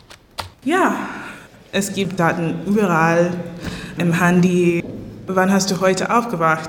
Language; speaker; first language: German; non-native, learner; English